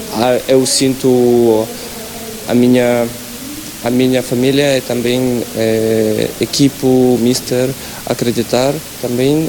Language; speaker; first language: Portuguese; non-native, learner; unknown